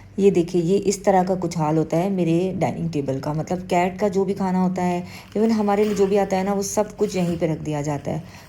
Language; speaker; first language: Urdu; native; Urdu